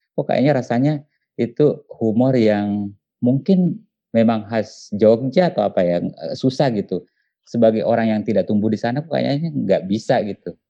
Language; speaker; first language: Indonesian; non-native, local second language; Buginese